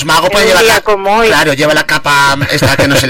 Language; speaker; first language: Spanish; native; Spanish